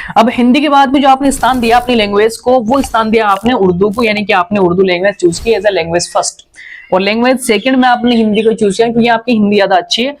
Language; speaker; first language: Hindi; native; Hindi